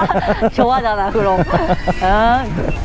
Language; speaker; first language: Korean; non-native, learner; Thai